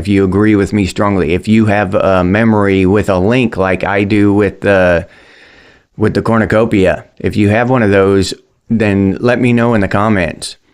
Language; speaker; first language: English; native; English